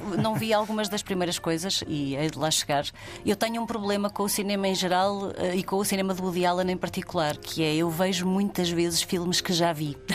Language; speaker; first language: Portuguese; native; Portuguese